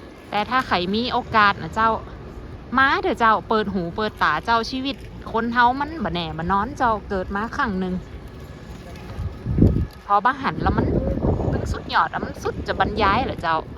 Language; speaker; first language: Thai; native; Thai